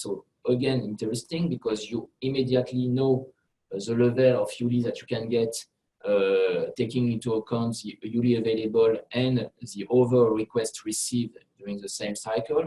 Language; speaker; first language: English; non-native, fluent; French